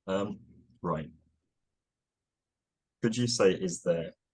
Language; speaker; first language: English; native; English